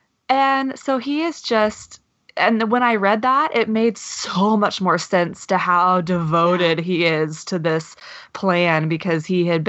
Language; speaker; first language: English; native; English